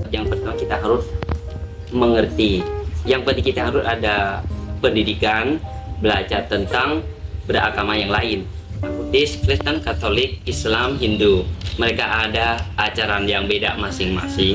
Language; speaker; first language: Indonesian; non-native, learner; Thai